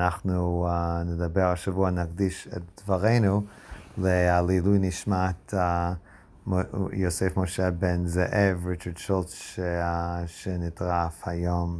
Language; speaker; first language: Hebrew; non-native, fluent; English